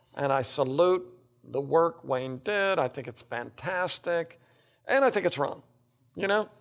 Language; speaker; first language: English; native; English